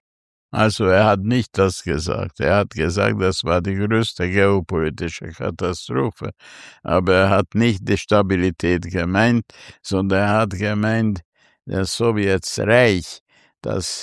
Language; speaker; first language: German; non-native, fluent; Hungarian